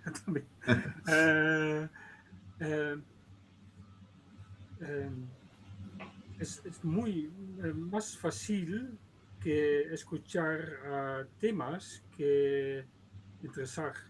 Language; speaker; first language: Spanish; non-native, learner; Dutch